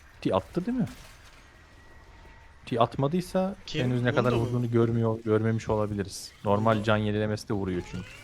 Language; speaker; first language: Turkish; native; Turkish